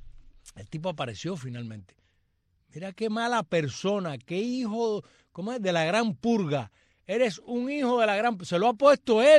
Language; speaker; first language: Spanish; native; Spanish